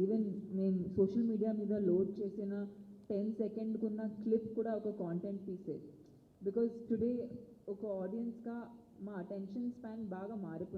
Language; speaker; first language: Telugu; non-native, fluent; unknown